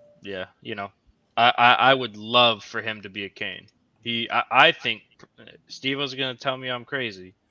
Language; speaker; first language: English; native; English